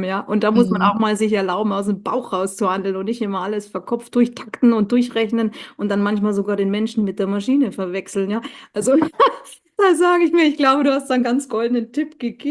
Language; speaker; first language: German; native; German